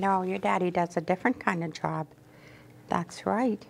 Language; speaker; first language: English; non-native, local second language; French